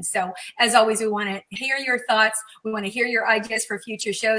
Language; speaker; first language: English; native; English